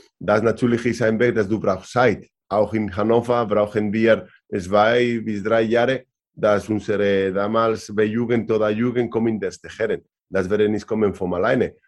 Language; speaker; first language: German; non-native, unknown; Spanish